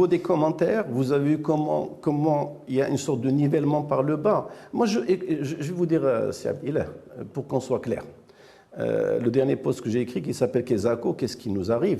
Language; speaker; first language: French; non-native, local second language; Arabic